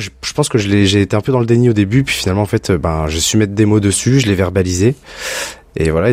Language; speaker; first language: French; native; French